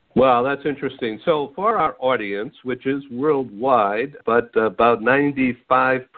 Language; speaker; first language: English; native; English